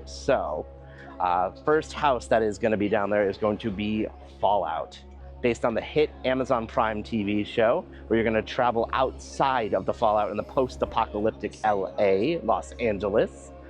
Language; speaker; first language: English; native; English